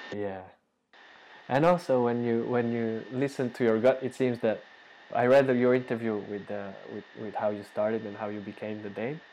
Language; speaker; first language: English; non-native, fluent; Bulgarian